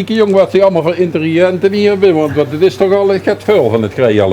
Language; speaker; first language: Dutch; native; Dutch